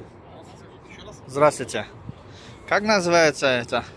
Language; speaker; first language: Russian; non-native, learner; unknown